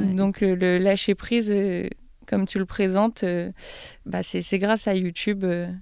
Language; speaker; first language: French; native; French